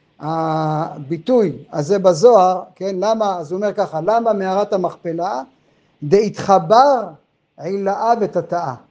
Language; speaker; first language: Hebrew; non-native, fluent; French